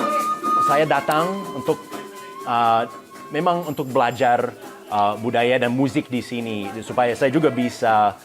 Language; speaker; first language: Indonesian; non-native, fluent; English